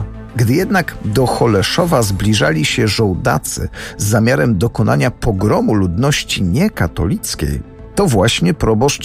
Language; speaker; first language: Polish; native; Polish